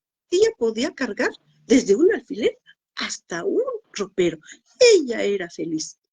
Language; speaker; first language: Spanish; native; Spanish